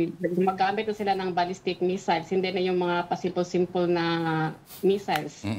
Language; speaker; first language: Filipino; non-native, local second language; Cebuano